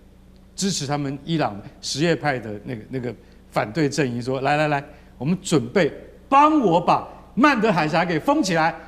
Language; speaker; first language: Chinese; native; Chinese